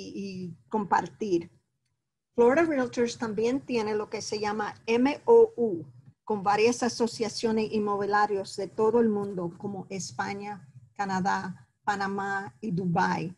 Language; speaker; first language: Spanish; early bilingual, heritage; Spanish